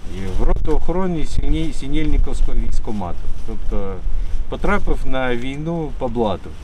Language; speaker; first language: Ukrainian; non-native, local second language; Russian